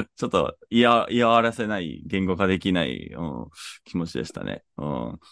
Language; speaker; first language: Japanese; non-native, fluent; English